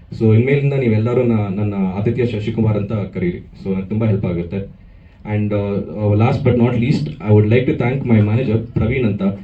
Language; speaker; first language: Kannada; native; Kannada